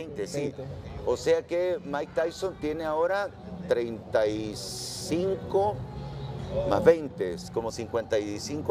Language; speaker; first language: Spanish; native; Spanish